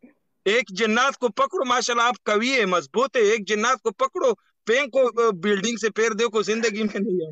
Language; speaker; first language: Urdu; non-native, local second language; Pashto